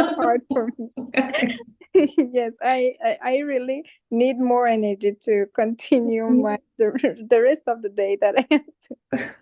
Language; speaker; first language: English; non-native, fluent; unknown